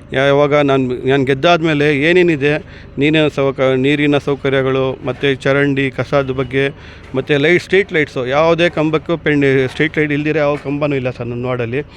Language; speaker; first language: Kannada; non-native, local second language; Urdu